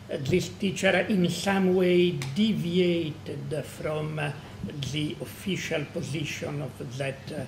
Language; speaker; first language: English; non-native, fluent; Italian